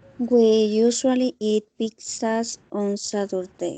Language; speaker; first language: English; non-native, learner; Spanish